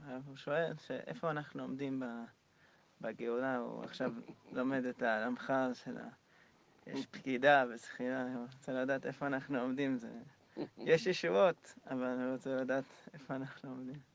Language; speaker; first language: Hebrew; non-native, fluent; English